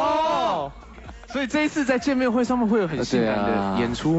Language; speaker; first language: Chinese; native; Chinese